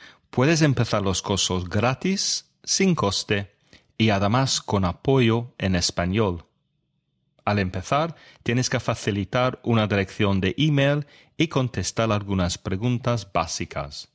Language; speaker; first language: Spanish; non-native, fluent; English